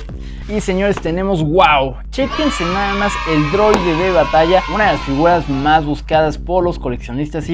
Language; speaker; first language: Spanish; native; Spanish